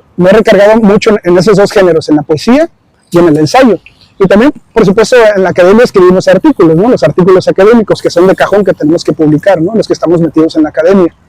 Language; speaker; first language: Spanish; early bilingual, heritage; Spanish